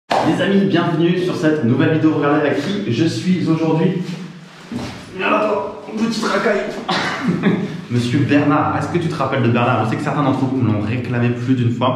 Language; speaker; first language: French; native; French